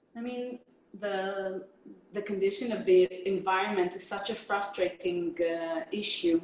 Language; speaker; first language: English; non-native, fluent; Hebrew